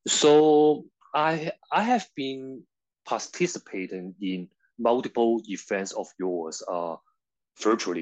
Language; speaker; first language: English; non-native, local second language; Cantonese